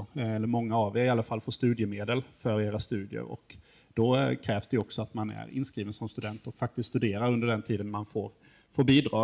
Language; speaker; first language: Swedish; native; Swedish